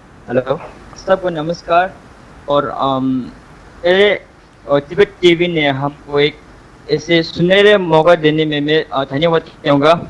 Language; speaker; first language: Hindi; non-native, local second language; Tibetan